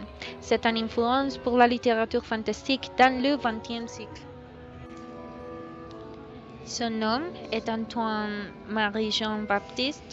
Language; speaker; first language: French; non-native, learner; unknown